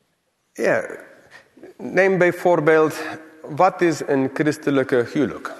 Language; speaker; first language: Dutch; non-native, fluent; English